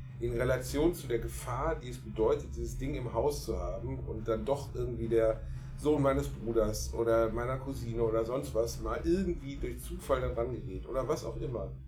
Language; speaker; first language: German; native; German